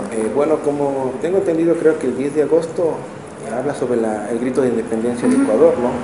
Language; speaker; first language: Spanish; native; Spanish